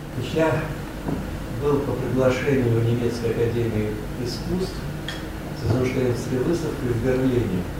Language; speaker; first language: Russian; non-native, local second language; Romanian